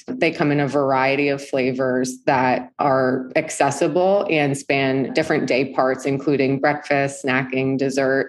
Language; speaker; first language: English; native; English